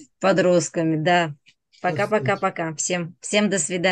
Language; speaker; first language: Russian; native; Russian